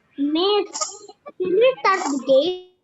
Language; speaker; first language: English; non-native, learner; Indonesian